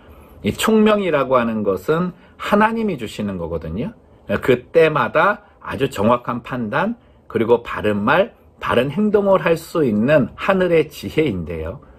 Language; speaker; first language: Korean; native; Korean